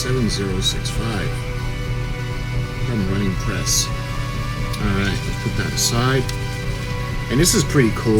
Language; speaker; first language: English; native; English